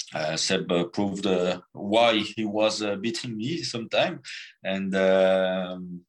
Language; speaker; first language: English; non-native, fluent; French